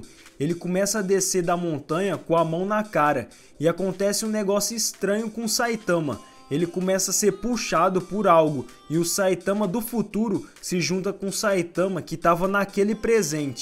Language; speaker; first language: Portuguese; native; Portuguese